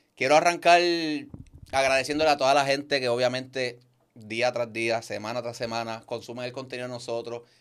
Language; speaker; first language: Spanish; native; Spanish